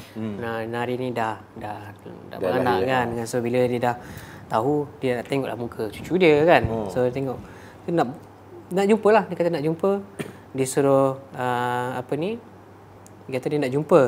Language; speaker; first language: Malay; native; Malay